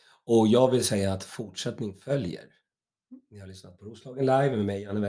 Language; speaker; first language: Swedish; native; Swedish